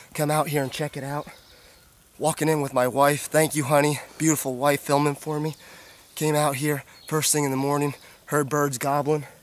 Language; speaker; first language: English; native; English